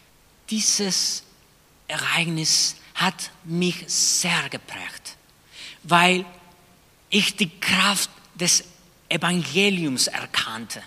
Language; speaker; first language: German; non-native, fluent; Spanish